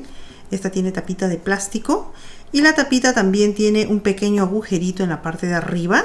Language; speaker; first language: Spanish; native; Spanish